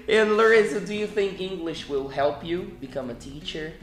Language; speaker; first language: English; non-native, fluent; Portuguese